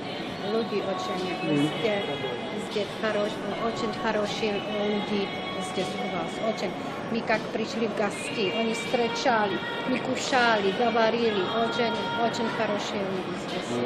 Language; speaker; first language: Russian; non-native, learner; Czech